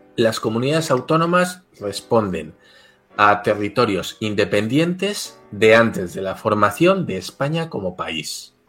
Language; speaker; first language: Spanish; native; Spanish